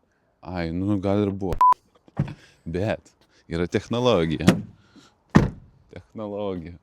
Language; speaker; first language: Lithuanian; native; Lithuanian